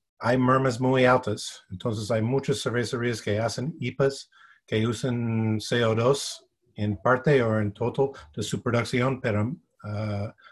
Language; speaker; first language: Spanish; non-native, fluent; English